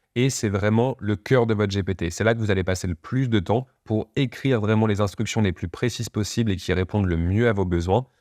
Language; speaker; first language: French; native; French